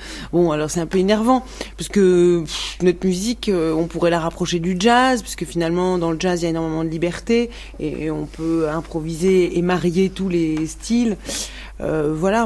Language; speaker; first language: French; non-native, local second language; Arabic